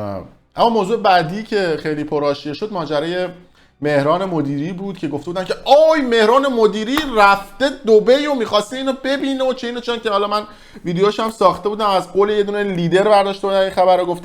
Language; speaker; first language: Persian; native; Persian